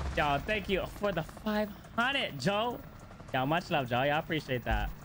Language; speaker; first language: English; native; English